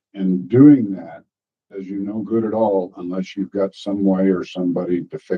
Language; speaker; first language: English; native; English